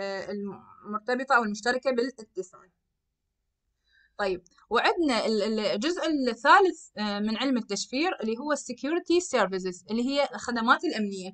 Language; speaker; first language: Arabic; native; Arabic